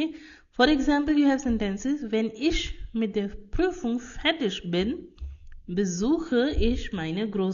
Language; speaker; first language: German; non-native, fluent; Hindi